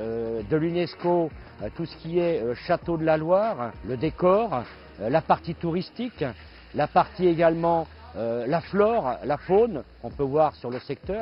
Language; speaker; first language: French; native; French